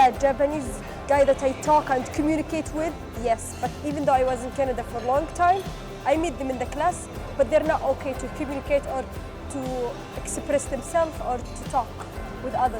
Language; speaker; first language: English; non-native, fluent; Arabic